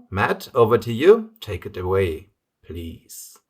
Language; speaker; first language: English; non-native, fluent; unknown